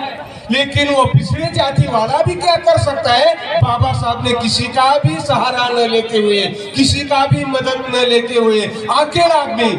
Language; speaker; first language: Hindi; native; Hindi